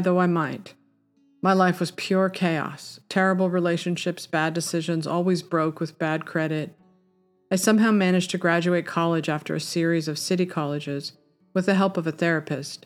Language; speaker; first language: English; native; English